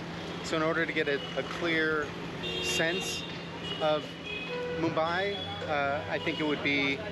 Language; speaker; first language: English; native; English